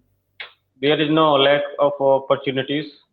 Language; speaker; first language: English; non-native, learner; Hindi